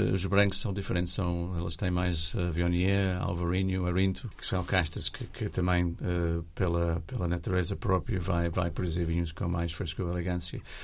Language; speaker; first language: Portuguese; non-native, fluent; English